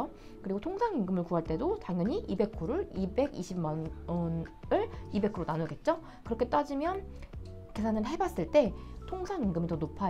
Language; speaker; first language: Korean; native; Korean